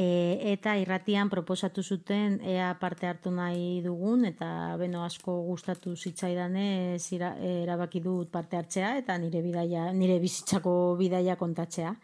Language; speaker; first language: Basque; non-native, local second language; Spanish